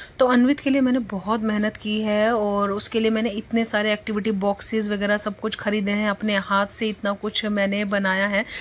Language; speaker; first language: Hindi; native; Hindi